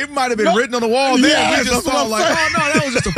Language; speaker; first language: English; native; English